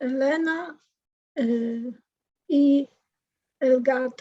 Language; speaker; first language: Spanish; non-native, learner; English